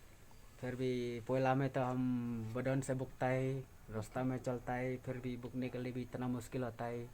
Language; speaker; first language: Hindi; non-native, local second language; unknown